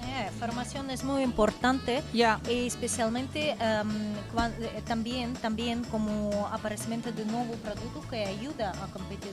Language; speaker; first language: Spanish; non-native, learner; Portuguese